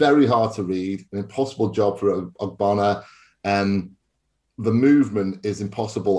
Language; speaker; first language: English; native; English